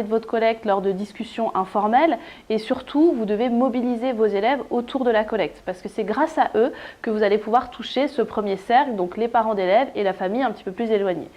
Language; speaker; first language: French; native; French